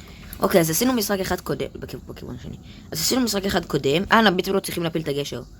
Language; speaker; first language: Hebrew; native; Hebrew